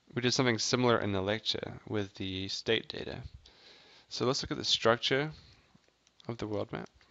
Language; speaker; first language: English; native; English